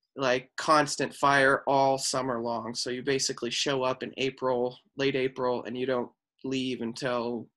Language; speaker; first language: English; native; English